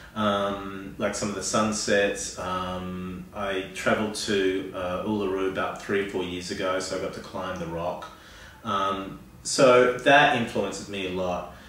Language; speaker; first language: English; native; English